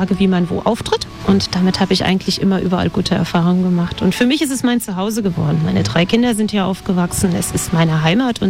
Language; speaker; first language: German; native; German